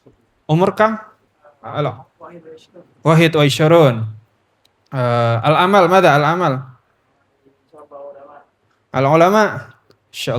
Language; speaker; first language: Arabic; non-native, learner; Indonesian